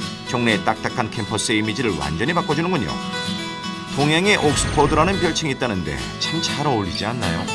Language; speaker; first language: Korean; native; Korean